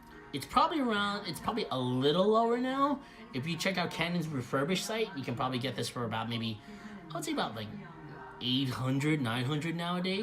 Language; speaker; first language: English; native; English